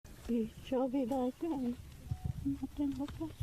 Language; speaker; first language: Spanish; non-native, local second language; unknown